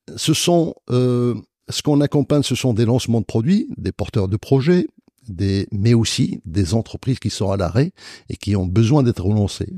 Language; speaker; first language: French; non-native, local second language; Arabic